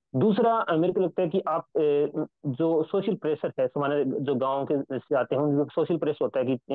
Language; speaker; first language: Hindi; native; Hindi